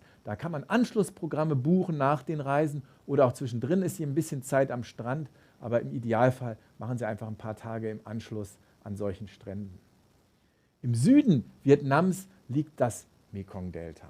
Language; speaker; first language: German; native; German